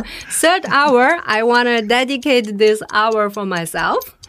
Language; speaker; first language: English; non-native, fluent; Chinese